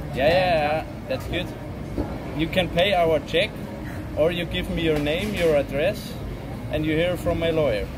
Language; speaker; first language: English; non-native, learner; German